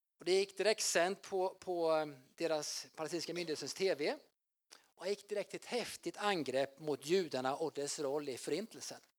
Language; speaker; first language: Swedish; native; Swedish